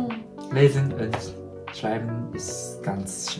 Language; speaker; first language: German; non-native, learner; Japanese